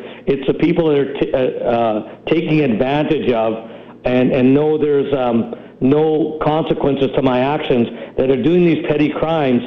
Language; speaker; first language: English; native; English